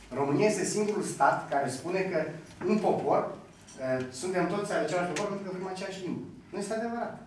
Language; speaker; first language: Romanian; non-native, local second language; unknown